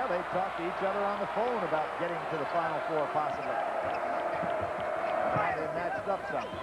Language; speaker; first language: English; native; English